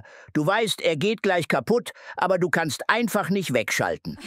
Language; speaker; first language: German; native; German